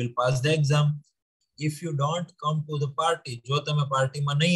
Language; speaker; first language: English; non-native, local second language; Gujarati